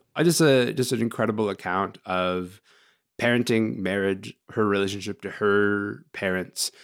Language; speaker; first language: English; early bilingual, other home language; Arabic